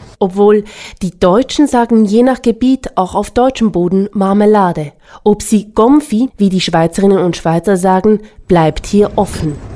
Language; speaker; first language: German; native; German